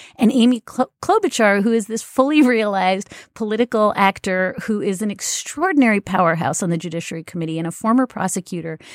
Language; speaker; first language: English; native; English